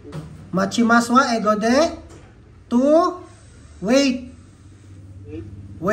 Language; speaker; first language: Japanese; non-native, fluent; Filipino